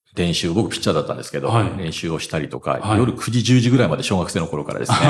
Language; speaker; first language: Japanese; native; Japanese